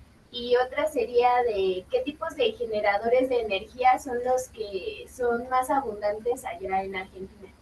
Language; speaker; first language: Spanish; native; Spanish